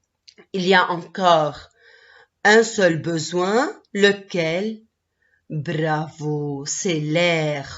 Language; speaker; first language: French; non-native, local second language; Arabic